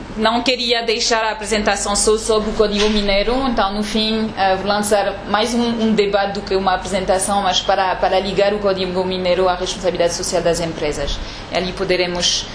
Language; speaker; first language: Portuguese; non-native, fluent; French